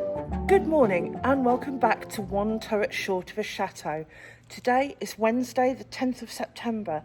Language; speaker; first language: English; native; English